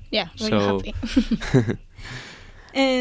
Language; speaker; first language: English; non-native, learner; Spanish